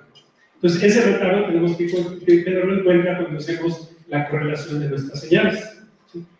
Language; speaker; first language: Spanish; native; Spanish